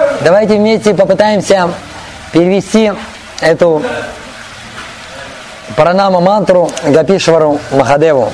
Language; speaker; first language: Russian; native; Russian